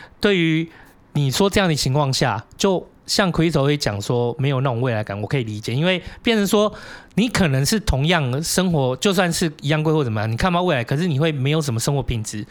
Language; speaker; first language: Chinese; native; Chinese